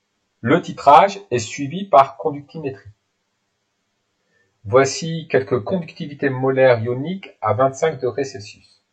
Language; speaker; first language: French; native; French